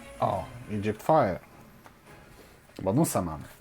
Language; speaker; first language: Polish; non-native, fluent; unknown